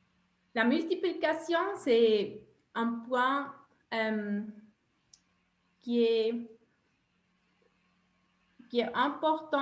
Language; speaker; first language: French; non-native, local second language; German